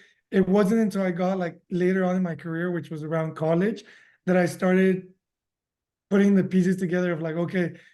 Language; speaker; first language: English; early bilingual, other home language; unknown